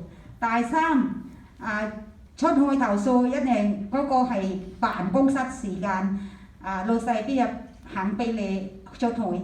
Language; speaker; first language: Cantonese; non-native, fluent; Thai